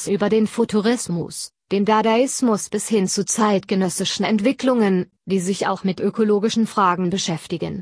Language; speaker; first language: German; native; German